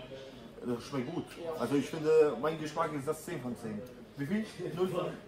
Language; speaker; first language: German; early bilingual, other home language; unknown